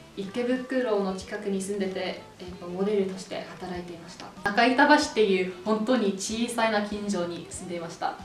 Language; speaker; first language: Japanese; non-native, fluent; English